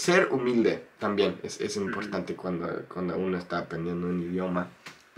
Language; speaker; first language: Spanish; non-native, fluent; English